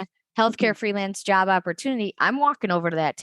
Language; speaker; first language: English; native; English